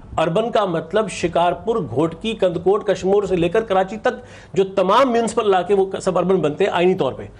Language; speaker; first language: Urdu; non-native, local second language; Sindhi